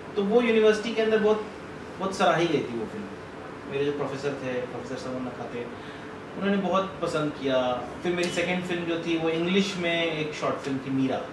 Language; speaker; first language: Hindi; non-native, local second language; Bhojpuri